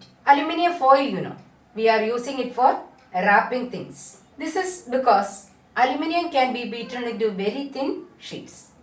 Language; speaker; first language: English; non-native, local second language; Malayalam